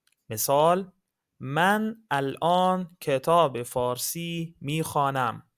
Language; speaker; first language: Persian; non-native, fluent; Arabic